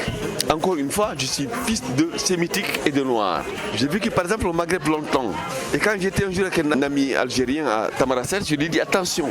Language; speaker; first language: French; non-native, local second language; Fula